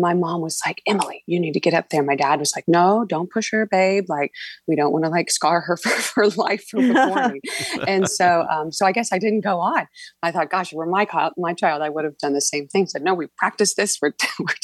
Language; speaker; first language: English; native; English